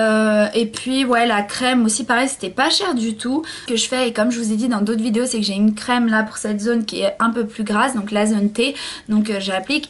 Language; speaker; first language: French; native; French